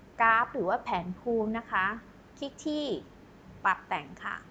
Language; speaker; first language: Thai; native; Thai